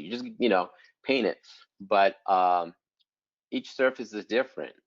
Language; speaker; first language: English; native; English